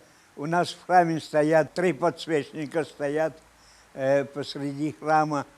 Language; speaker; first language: Russian; early bilingual, heritage; Russian